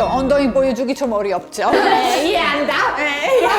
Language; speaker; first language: Korean; non-native, fluent; Italian